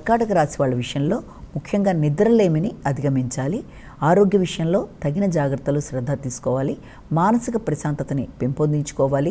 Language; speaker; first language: Telugu; native; Telugu